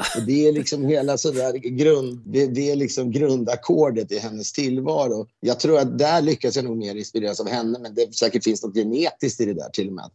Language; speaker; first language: Swedish; native; Swedish